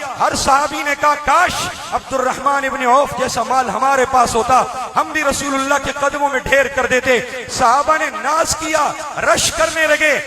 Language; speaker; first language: Urdu; non-native, local second language; Pashto